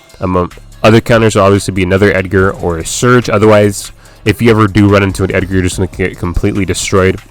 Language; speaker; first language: English; native; English